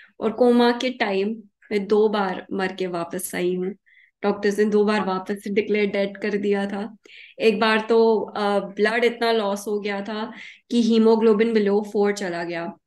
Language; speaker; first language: Hindi; early bilingual, heritage; Hindi